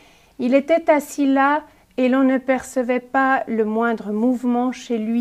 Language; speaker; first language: French; native; French